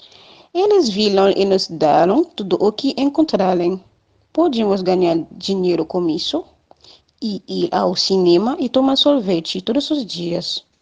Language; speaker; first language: Portuguese; non-native, learner; Haitian Creole